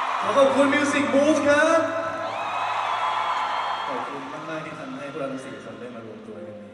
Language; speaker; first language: Thai; native; Thai